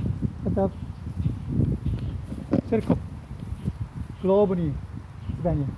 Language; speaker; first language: Russian; non-native, learner; Korean